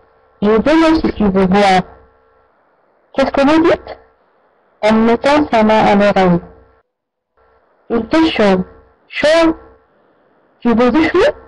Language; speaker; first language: French; non-native, learner; Arabic